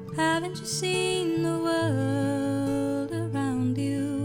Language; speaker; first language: English; non-native, local second language; Hindi